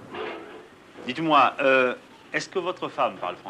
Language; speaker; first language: French; native; French